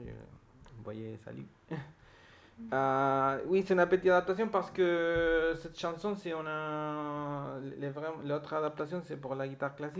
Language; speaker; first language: French; non-native, learner; Spanish